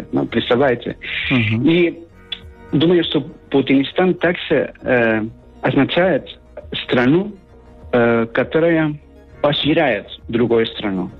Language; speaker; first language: Russian; non-native, fluent; Spanish